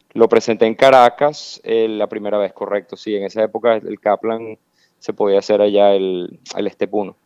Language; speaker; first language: Spanish; native; Spanish